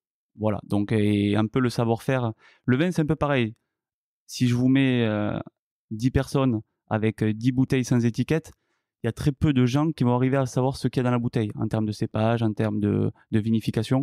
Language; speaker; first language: French; native; French